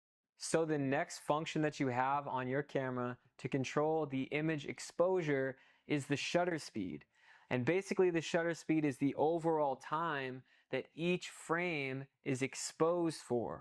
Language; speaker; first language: English; native; English